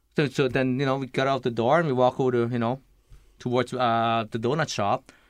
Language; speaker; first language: English; early bilingual, other home language; Lao